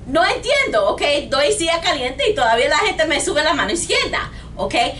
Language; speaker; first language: Spanish; non-native, learner; English